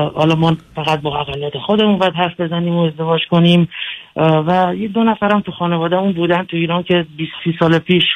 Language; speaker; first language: Persian; early bilingual, other home language; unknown